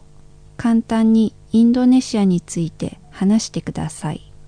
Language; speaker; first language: Japanese; non-native, fluent; Indonesian